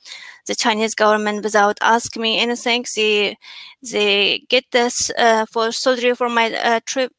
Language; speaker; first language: English; non-native, learner; Chinese